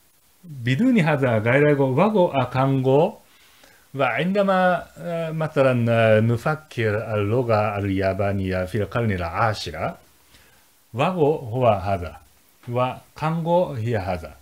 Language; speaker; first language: Arabic; non-native, fluent; Japanese